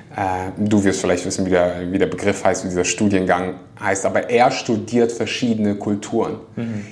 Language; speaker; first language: German; native; German